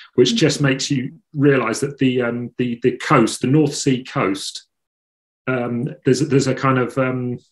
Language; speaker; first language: English; native; English